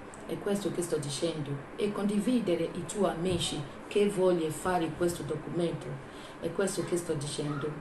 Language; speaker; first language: Italian; non-native, learner; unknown